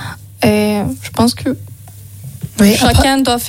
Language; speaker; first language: French; non-native, learner; Azerbaijani